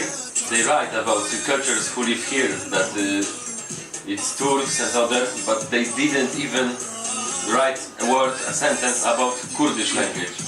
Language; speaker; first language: English; non-native, fluent; Polish